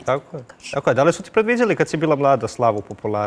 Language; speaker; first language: Serbian; native; Serbian